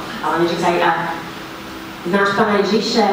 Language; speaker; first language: Czech; non-native, fluent; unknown